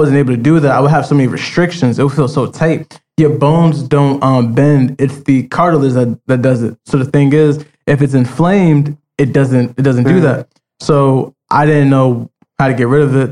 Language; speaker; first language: English; native; English